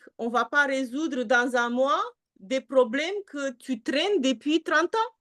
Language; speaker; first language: French; non-native, fluent; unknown